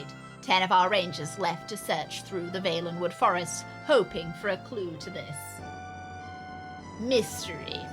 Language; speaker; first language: English; native; English